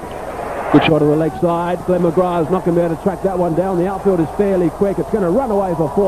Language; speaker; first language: English; native; English